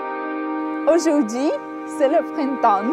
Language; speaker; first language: French; non-native, learner; Russian